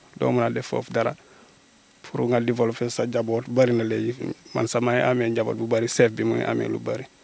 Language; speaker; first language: Wolof; non-native, local second language; Jola-Fonyi